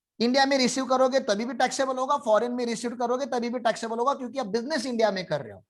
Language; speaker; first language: Hindi; non-native, local second language; Marathi